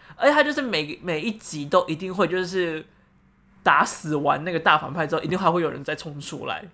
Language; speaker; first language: Chinese; native; Chinese